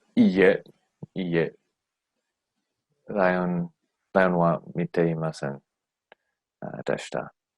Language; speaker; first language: Japanese; non-native, learner; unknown